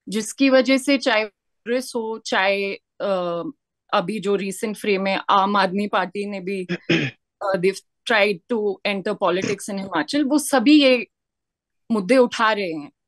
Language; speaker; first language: Hindi; native; Hindi